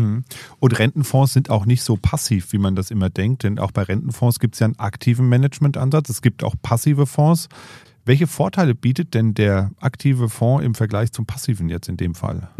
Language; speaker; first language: German; native; German